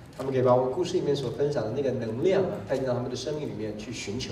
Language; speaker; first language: Chinese; native; Chinese